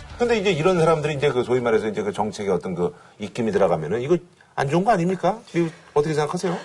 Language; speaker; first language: Korean; native; Korean